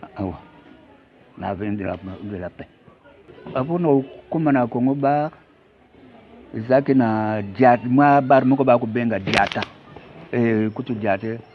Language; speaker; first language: Lingala; native; Lingala